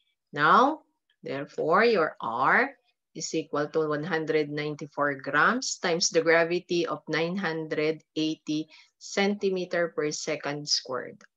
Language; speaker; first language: English; non-native, local second language; Filipino